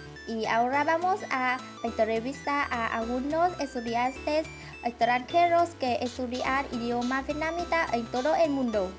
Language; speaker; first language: Spanish; non-native, learner; Vietnamese